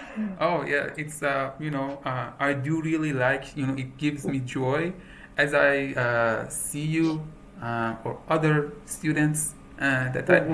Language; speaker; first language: English; non-native, fluent; Persian